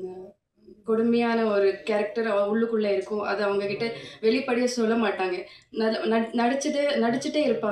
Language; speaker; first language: Tamil; non-native, fluent; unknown